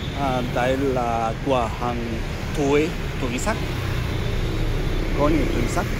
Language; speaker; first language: Vietnamese; non-native, learner; Japanese